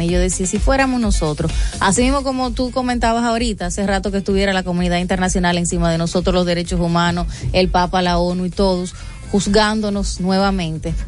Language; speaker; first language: Spanish; native; Spanish